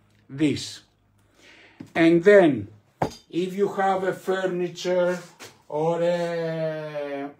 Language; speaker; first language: English; non-native, fluent; Greek